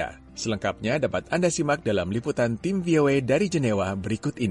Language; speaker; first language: Indonesian; native; Indonesian